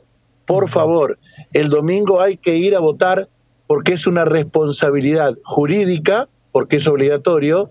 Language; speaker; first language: Spanish; native; Spanish